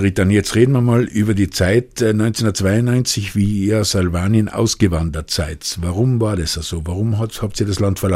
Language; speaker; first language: German; native; German